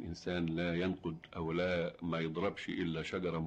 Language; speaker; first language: Arabic; native; Arabic